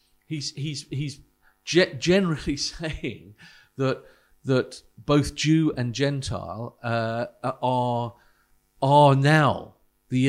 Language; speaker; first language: English; native; English